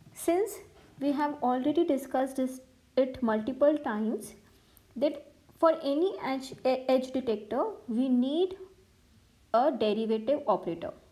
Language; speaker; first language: English; non-native, local second language; Hindi